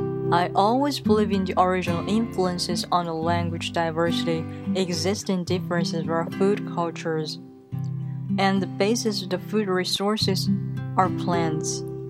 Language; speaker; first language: English; non-native, fluent; Chinese